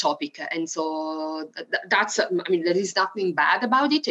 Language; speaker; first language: English; non-native, fluent; Italian